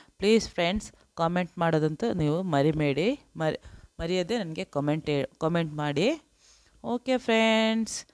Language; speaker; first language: Kannada; non-native, local second language; Urdu